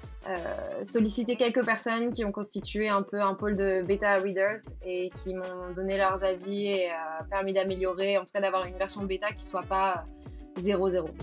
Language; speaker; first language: French; native; French